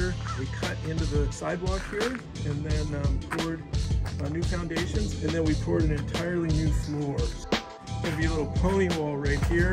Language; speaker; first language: English; native; English